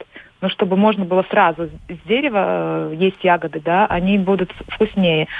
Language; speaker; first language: Russian; non-native, local second language; Latvian